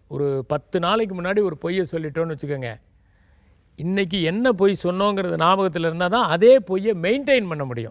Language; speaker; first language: Tamil; native; Tamil